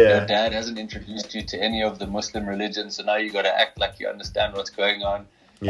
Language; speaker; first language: English; native; English